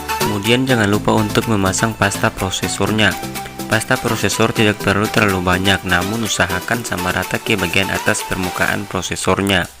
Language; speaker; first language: Indonesian; native; Indonesian